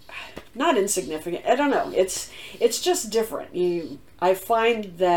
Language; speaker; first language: English; native; English